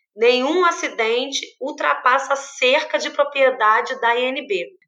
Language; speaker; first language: Portuguese; native; Portuguese